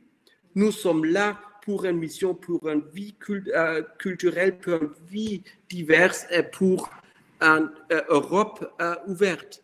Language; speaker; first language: French; non-native, fluent; German